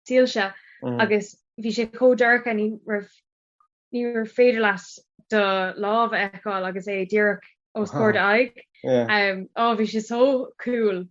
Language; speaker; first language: Irish; non-native, local second language; English